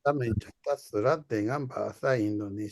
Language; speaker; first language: Indonesian; non-native, fluent; Japanese